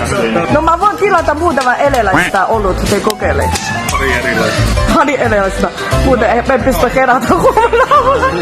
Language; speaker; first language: Finnish; non-native, learner; Chinese